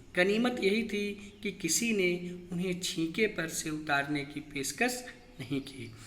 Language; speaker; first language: Hindi; native; Hindi